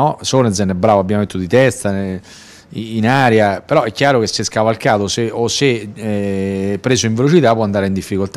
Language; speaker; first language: Italian; native; Italian